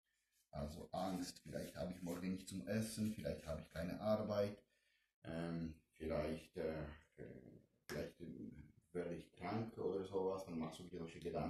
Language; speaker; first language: German; non-native, fluent; Polish